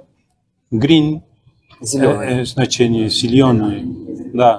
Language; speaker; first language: Russian; non-native, fluent; Spanish